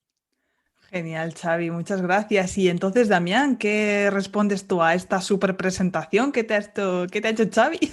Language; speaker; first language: Spanish; native; Spanish